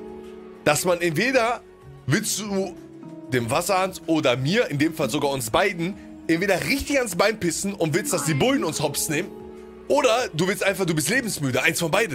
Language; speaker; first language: German; native; German